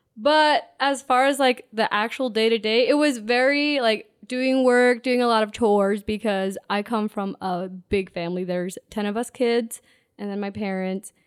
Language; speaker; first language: English; non-native, local second language; Pennsylvania German